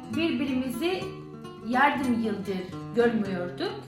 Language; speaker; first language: Turkish; non-native, learner; Spanish